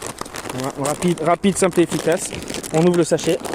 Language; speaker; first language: French; native; French